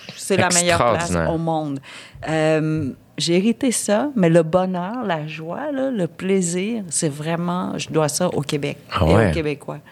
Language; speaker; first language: French; early bilingual, other home language; Vietnamese